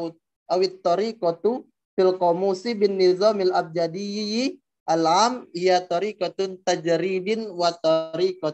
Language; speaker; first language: Arabic; non-native, learner; Indonesian